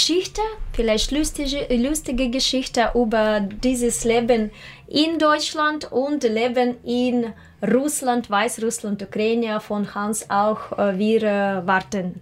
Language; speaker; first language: German; non-native, learner; Russian